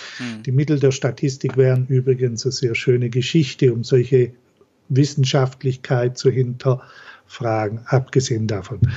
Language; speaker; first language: German; native; German